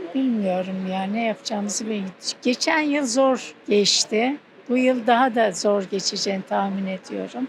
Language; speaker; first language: Turkish; non-native, fluent; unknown